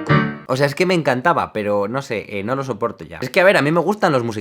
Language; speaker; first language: Spanish; native; Spanish